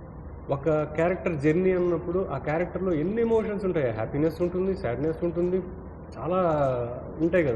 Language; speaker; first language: Telugu; native; Telugu